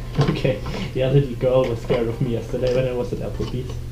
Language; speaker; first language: English; non-native, fluent; German